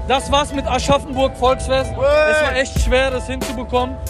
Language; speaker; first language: German; native; German